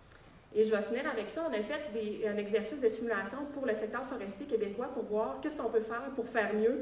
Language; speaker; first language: French; native; French